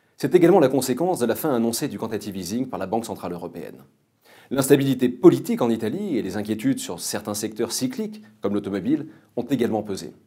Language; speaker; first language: French; native; French